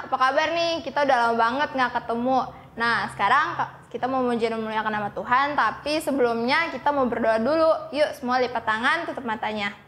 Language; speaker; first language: Indonesian; native; Indonesian